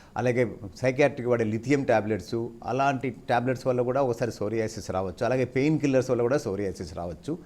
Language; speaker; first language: Telugu; native; Telugu